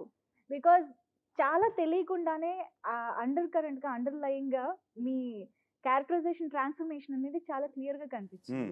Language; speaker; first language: Telugu; native; Telugu